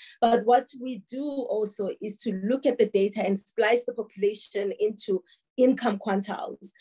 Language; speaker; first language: English; non-native, local second language; Tsonga